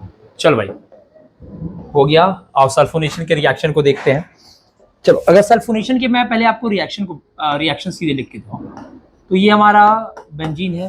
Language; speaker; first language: Hindi; native; Hindi